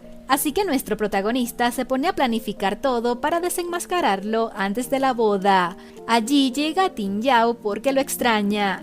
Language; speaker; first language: Spanish; native; Spanish